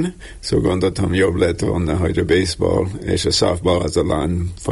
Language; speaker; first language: Hungarian; non-native, learner; English